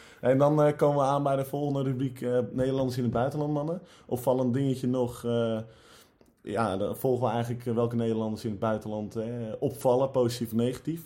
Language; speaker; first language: Dutch; native; Dutch